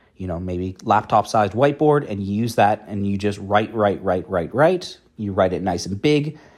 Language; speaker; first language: English; native; English